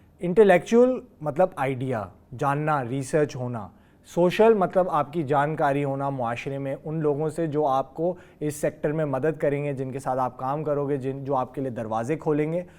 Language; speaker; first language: Urdu; native; Urdu